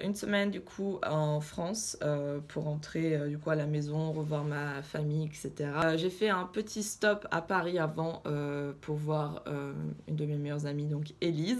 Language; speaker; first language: French; early bilingual, other home language; Russian